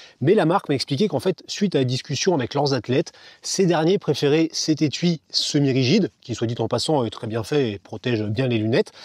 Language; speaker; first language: French; native; French